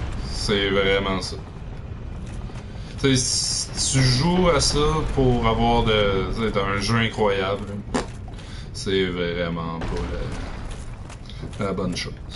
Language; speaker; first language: French; native; French